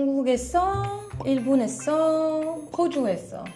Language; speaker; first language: Korean; non-native, learner; French